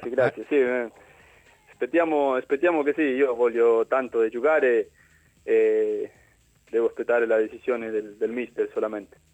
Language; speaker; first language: Italian; non-native, learner; Spanish